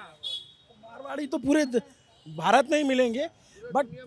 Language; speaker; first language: Hindi; native; Hindi